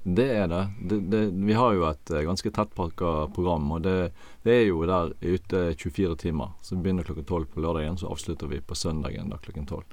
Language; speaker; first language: Norwegian; native; Norwegian